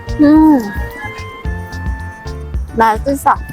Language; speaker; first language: Korean; non-native, learner; Vietnamese